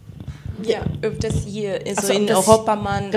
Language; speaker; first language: German; non-native, fluent; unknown